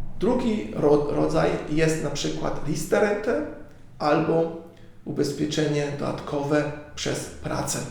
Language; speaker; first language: Polish; early bilingual, heritage; Polish